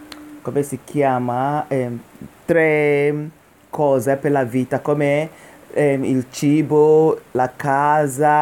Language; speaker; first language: Italian; non-native, learner; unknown